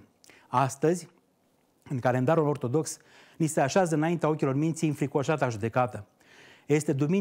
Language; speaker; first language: Romanian; native; Romanian